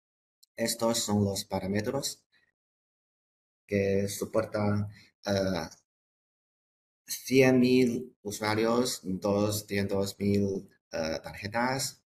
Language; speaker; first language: Spanish; non-native, fluent; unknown